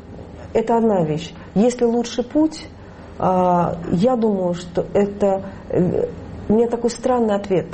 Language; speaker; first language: Russian; native; Russian